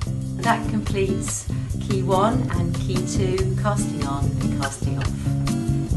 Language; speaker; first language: English; native; English